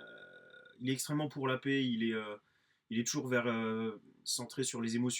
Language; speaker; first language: French; native; French